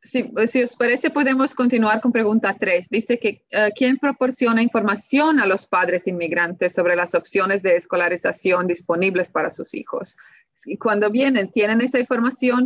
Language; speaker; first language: Spanish; non-native, fluent; Swedish